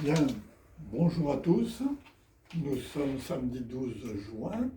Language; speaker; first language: French; native; French